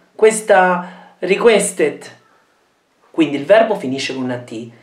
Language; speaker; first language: Italian; non-native, fluent; English